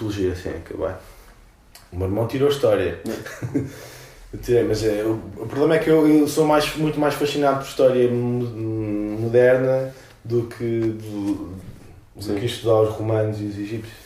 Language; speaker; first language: Portuguese; native; Portuguese